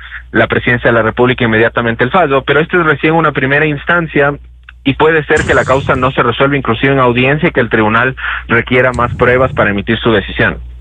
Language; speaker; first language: Spanish; native; Spanish